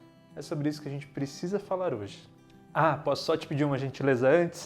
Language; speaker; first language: Portuguese; native; Portuguese